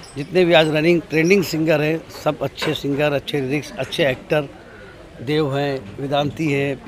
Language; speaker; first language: Hindi; native; Hindi